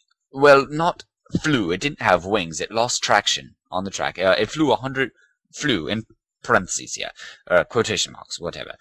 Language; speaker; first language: English; native; English